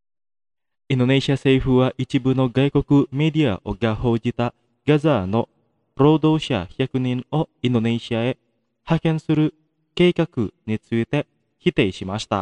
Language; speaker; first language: Japanese; non-native, fluent; Indonesian